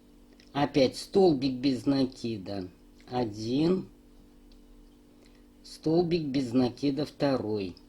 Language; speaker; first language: Russian; native; Russian